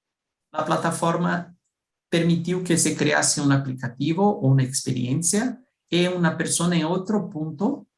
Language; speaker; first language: Spanish; non-native, fluent; Portuguese